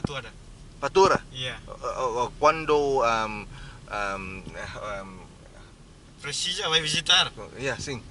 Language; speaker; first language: Portuguese; non-native, learner; Vietnamese